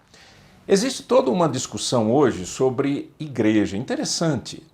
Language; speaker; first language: Portuguese; native; Portuguese